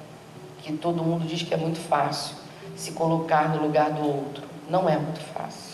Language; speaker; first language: Portuguese; native; Portuguese